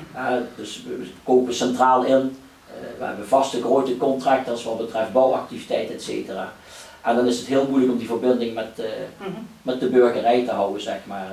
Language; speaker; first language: Dutch; native; Dutch